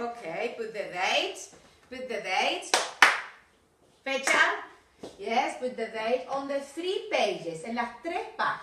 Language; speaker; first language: English; non-native, fluent; Spanish